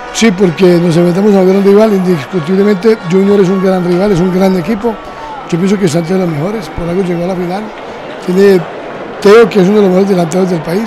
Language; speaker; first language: Spanish; native; Spanish